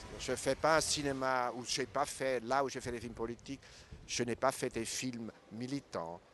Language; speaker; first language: French; non-native, local second language; German